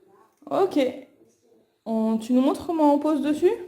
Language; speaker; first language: French; native; French